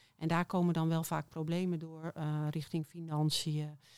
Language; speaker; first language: Dutch; native; Dutch